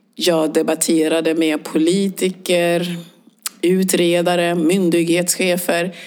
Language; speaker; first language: Swedish; early bilingual, other home language; Swahili